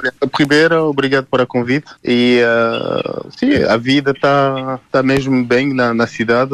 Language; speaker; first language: Portuguese; non-native, learner; French